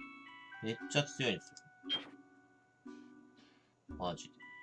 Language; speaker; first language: Japanese; native; Japanese